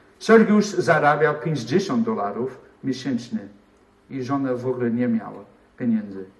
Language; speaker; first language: Polish; non-native, fluent; English